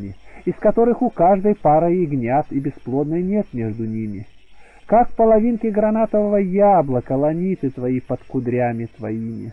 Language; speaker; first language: Russian; native; Russian